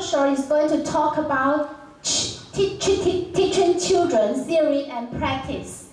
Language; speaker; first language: English; non-native, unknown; Chinese